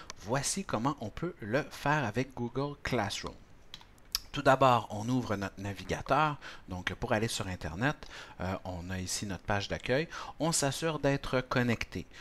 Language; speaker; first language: French; native; French